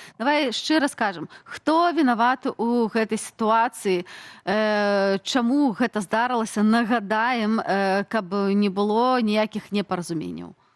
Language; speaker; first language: Belarusian; native; Belarusian